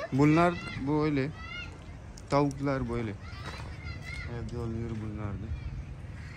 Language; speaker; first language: Turkish; non-native, learner; Urdu